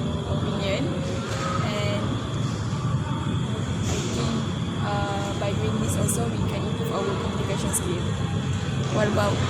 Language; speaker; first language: English; non-native, fluent; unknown